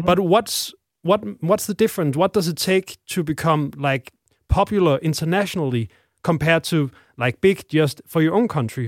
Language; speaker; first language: English; non-native, fluent; Danish